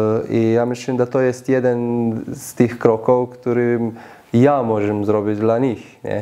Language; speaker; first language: Polish; non-native, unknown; Slovenian